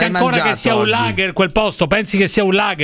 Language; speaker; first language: Italian; native; Italian